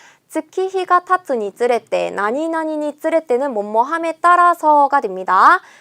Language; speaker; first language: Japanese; non-native, fluent; Korean